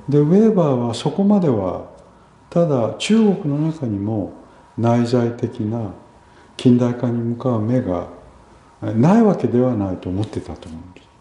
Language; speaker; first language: Japanese; early bilingual, other home language; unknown